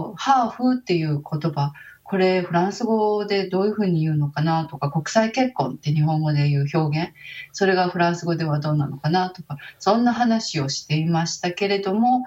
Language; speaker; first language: Japanese; native; Japanese